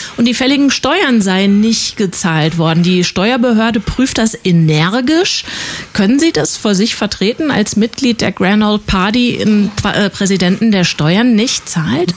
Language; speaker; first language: German; native; German